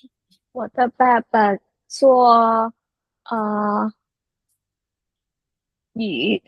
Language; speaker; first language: Chinese; non-native, learner; Vietnamese